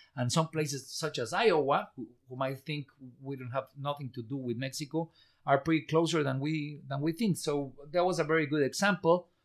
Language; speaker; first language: English; non-native, fluent; Spanish